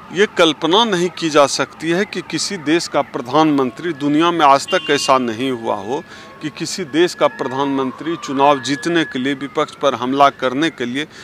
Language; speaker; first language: Hindi; native; Hindi